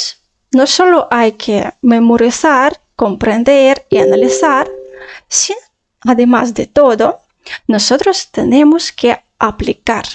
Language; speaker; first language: Spanish; non-native, fluent; Russian